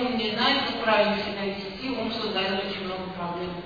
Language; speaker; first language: Russian; native; Russian